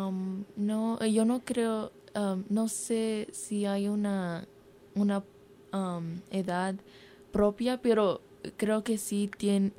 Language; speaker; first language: Spanish; early bilingual, heritage; Spanish